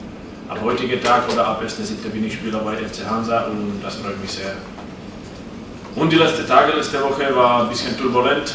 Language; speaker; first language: German; non-native, fluent; Slovak